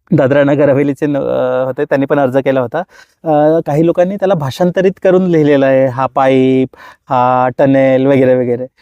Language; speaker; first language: Marathi; non-native, local second language; Kukna